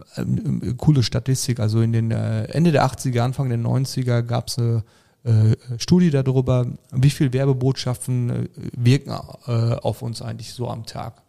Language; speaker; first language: German; early bilingual, other home language; Turkish